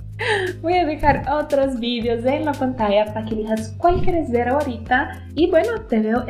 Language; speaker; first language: Spanish; non-native, fluent; Portuguese